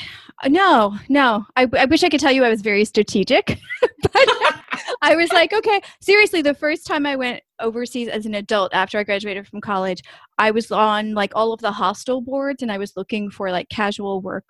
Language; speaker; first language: English; native; English